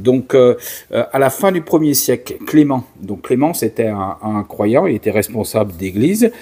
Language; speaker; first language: French; native; French